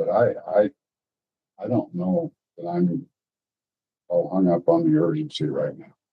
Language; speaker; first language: English; native; English